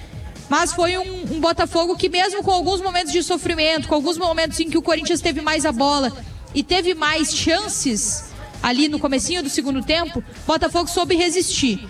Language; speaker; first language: Portuguese; native; Portuguese